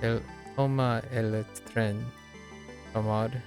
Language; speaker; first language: Spanish; non-native, learner; English